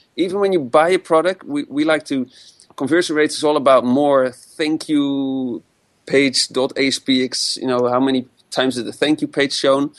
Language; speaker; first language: English; non-native, fluent; Dutch